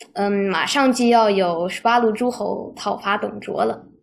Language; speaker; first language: Chinese; early bilingual, heritage; Chinese